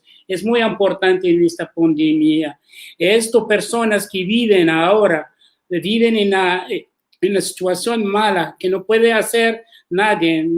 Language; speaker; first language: Spanish; non-native, learner; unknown